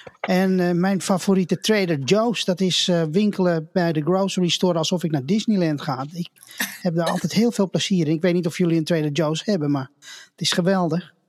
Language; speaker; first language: Dutch; native; Dutch